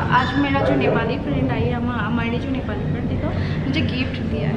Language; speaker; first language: Hindi; non-native, learner; Bangla